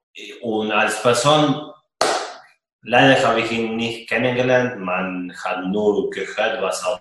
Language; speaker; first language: German; non-native, fluent; Spanish